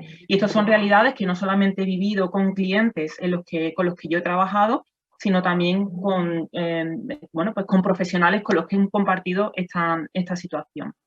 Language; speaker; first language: Spanish; native; Spanish